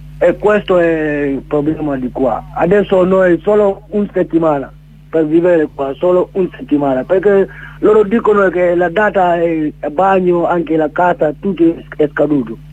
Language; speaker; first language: Italian; non-native, learner; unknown